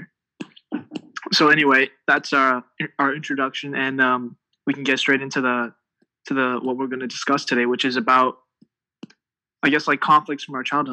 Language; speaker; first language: English; early bilingual, other home language; Tibetan